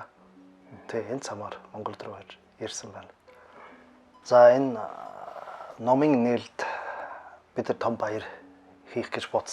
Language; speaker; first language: Mongolian; non-native, learner; German